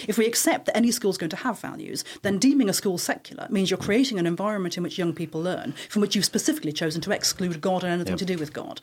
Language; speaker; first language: English; native; English